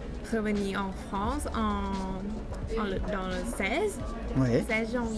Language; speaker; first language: French; non-native, learner; Thai